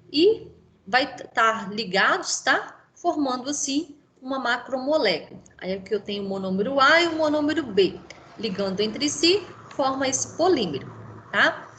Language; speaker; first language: Portuguese; native; Portuguese